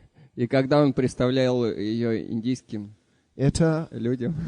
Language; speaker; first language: Russian; native; Russian